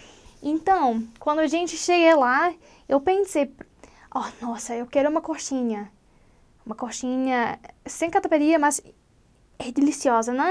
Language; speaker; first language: Portuguese; non-native, learner; English